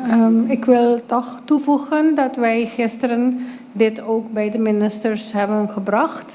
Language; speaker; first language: Dutch; non-native, local second language; Papiamento